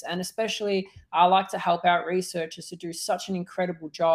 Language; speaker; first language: English; native; English